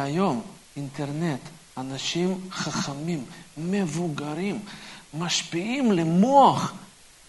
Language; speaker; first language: Hebrew; non-native, fluent; Russian